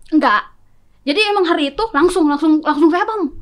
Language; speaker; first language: Indonesian; native; Indonesian